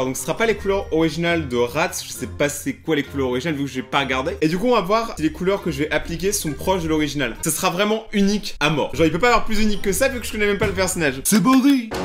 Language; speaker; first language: French; native; French